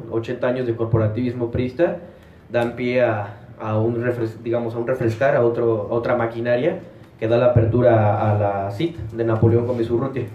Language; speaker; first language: Spanish; native; Spanish